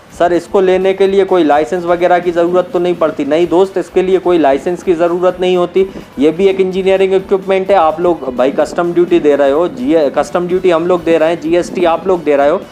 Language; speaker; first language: Hindi; native; Hindi